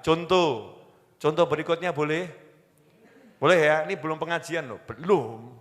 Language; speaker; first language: Indonesian; native; Indonesian